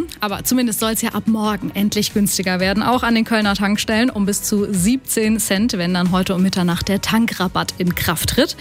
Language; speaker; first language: German; native; German